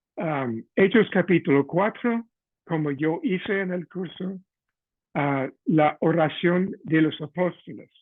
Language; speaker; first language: Spanish; non-native, fluent; English